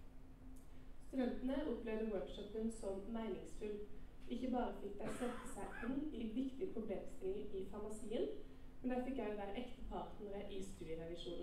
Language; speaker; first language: Norwegian; native; Norwegian